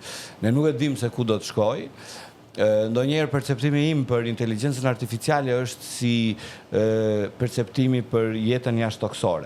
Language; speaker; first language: Albanian; native; Albanian